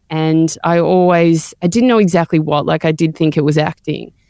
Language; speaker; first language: English; native; English